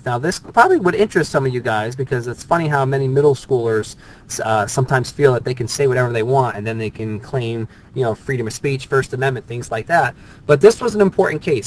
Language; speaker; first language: English; native; English